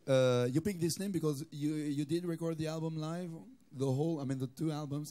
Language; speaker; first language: English; non-native, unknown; French